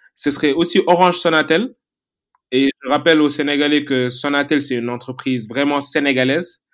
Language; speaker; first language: French; non-native, local second language; Wolof